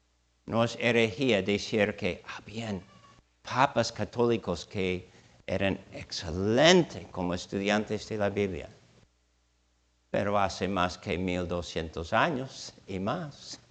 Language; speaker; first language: Spanish; non-native, fluent; English